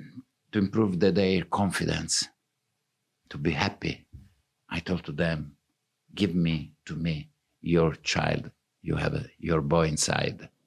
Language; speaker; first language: English; non-native, fluent; Italian